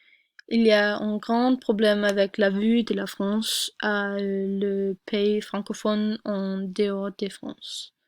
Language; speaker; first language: French; non-native, learner; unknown